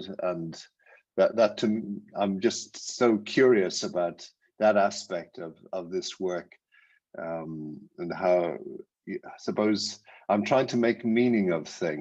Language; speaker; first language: English; native; English